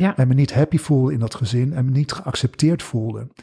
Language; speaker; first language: Dutch; early bilingual, other home language; English